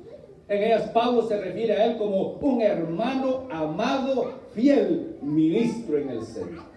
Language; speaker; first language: Spanish; native; Spanish